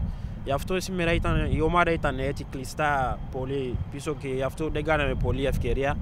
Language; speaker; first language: Greek; non-native, learner; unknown